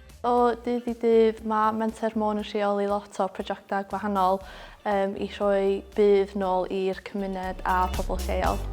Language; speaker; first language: Welsh; non-native, local second language; English